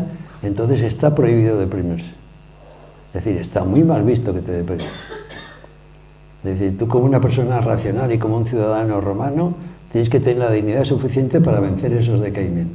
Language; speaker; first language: Spanish; native; Spanish